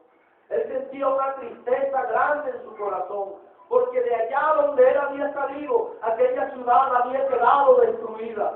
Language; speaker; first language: Spanish; native; Spanish